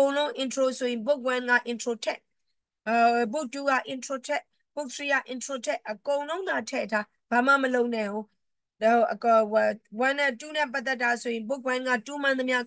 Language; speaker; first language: Burmese; native; Burmese